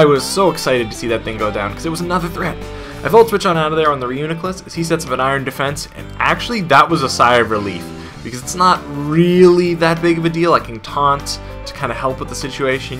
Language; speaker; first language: English; native; English